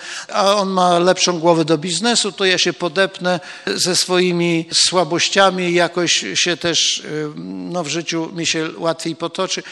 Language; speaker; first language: Polish; native; Polish